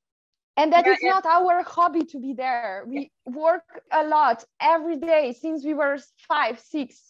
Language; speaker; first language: English; non-native, fluent; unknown